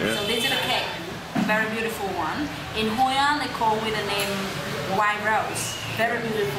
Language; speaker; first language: English; non-native, learner; Vietnamese